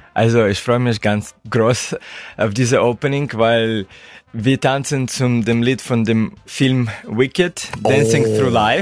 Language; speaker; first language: German; non-native, learner; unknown